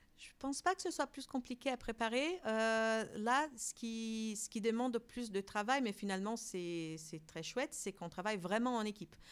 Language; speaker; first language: French; non-native, fluent; Portuguese